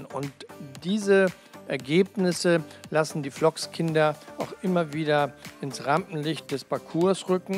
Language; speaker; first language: German; native; German